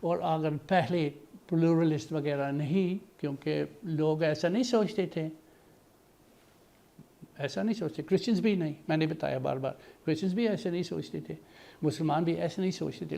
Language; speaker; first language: Hindi; non-native, fluent; English